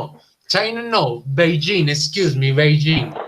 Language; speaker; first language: English; non-native, learner; Spanish